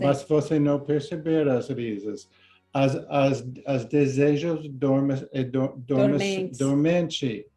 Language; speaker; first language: Portuguese; non-native, learner; English